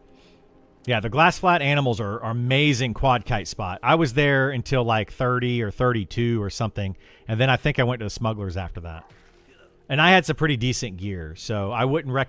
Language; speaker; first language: English; native; English